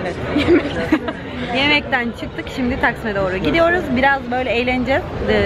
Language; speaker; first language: Turkish; native; Turkish